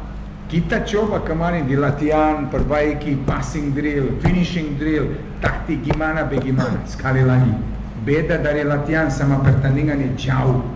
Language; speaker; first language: Indonesian; non-native, fluent; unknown